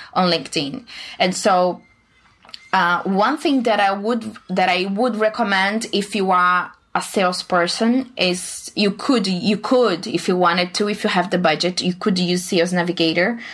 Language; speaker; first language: English; non-native, fluent; Portuguese